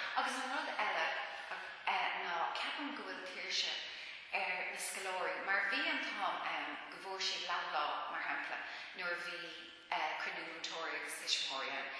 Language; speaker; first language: Irish; non-native, local second language; English